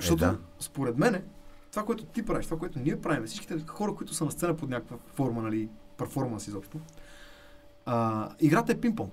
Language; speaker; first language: Bulgarian; native; Bulgarian